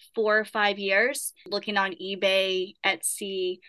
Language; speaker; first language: English; native; English